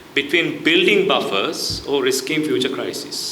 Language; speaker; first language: English; non-native, local second language; Sinhala